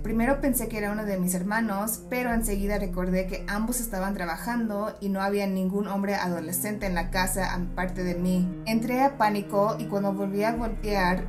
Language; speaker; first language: Spanish; early bilingual, heritage; Spanish